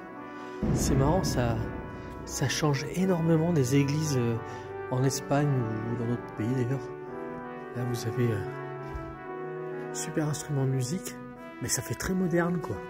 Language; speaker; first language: French; native; French